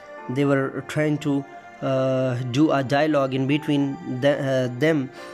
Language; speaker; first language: English; non-native, local second language; Urdu